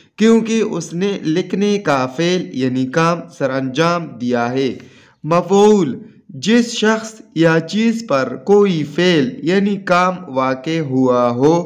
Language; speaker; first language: Urdu; non-native, local second language; Pashto